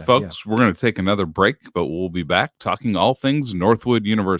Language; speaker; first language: English; native; English